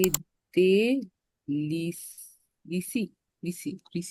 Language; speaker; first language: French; non-native, learner; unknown